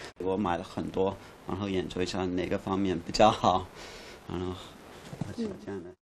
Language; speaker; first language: Chinese; non-native, fluent; English